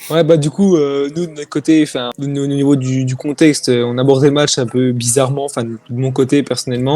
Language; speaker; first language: French; native; French